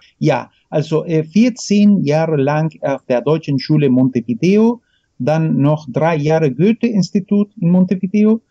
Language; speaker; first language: German; non-native, fluent; Spanish